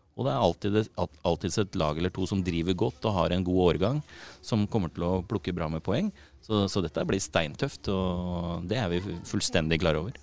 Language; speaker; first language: Norwegian; native; Norwegian